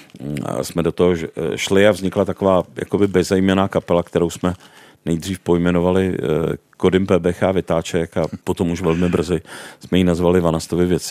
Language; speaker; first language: Czech; native; Czech